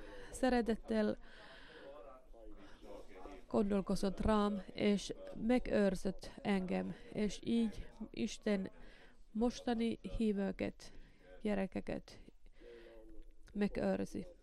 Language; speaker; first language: Hungarian; non-native, learner; Finnish